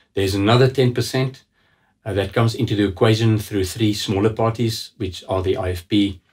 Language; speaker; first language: English; non-native, local second language; Afrikaans